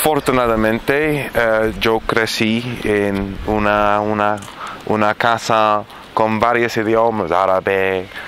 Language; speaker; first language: Spanish; non-native, fluent; Arabic